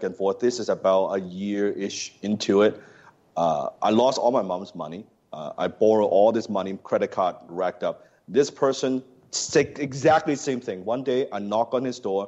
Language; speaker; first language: English; non-native, local second language; Cantonese